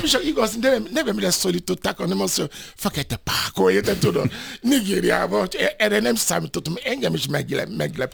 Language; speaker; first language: Hungarian; non-native, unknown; Yoruba